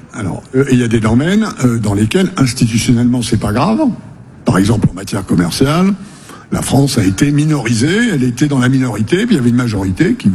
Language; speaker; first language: French; native; French